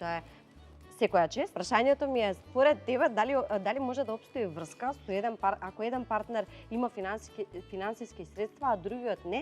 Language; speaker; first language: Macedonian; native; Macedonian